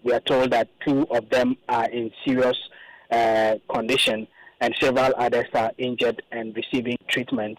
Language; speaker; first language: English; native; English